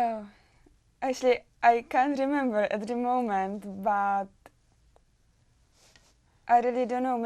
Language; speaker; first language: English; non-native, learner; Czech